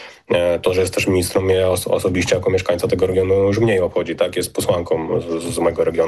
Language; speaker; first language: Polish; native; Polish